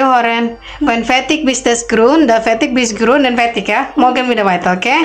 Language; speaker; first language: German; non-native, learner; Indonesian